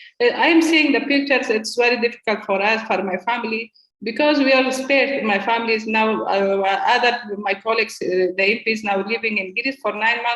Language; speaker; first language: English; non-native, learner; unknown